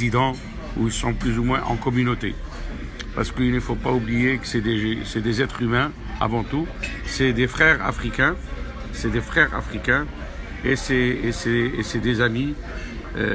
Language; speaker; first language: French; non-native, local second language; Arabic